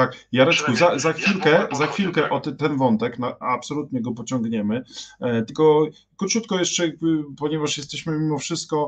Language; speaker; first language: Polish; native; Polish